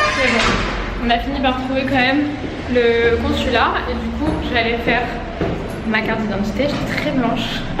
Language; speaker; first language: French; early bilingual, other home language; Portuguese